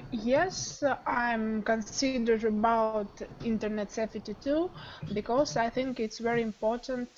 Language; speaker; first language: English; non-native, learner; Russian